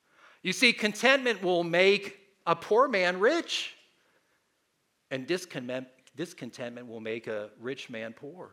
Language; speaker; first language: English; native; English